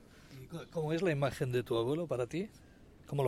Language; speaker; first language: Spanish; native; Spanish